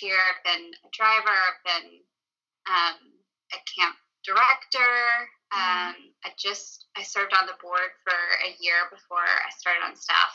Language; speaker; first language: English; native; English